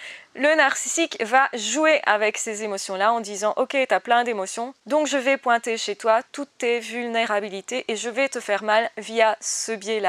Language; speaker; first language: French; native; French